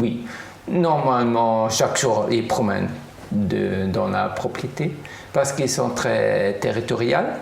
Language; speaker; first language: French; non-native, fluent; German